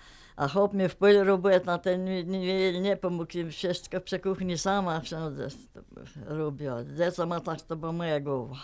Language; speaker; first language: Polish; non-native, local second language; Kashubian